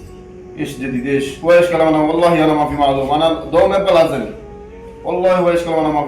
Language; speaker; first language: Arabic; non-native, learner; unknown